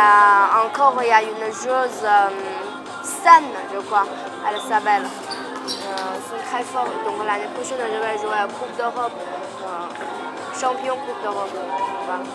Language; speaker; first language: French; non-native, learner; Chinese